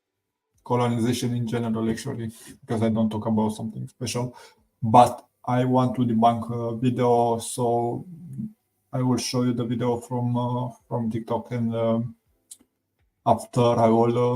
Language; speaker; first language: English; non-native, learner; Romanian